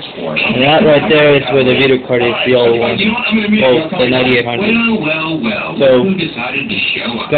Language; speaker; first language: English; native; English